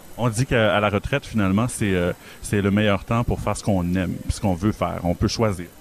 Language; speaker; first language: French; native; French